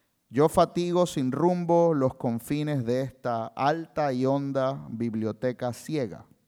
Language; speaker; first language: Spanish; native; Spanish